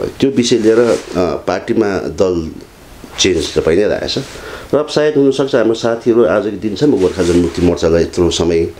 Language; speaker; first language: Nepali; native; Nepali